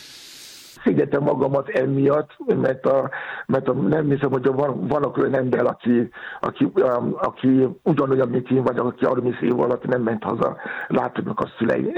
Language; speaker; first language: Hungarian; non-native, learner; Yoruba